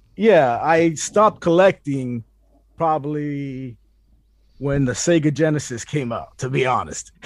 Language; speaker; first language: English; early bilingual, other home language; Spanish